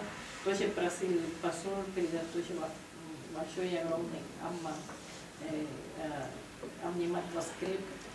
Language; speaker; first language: Russian; non-native, learner; Spanish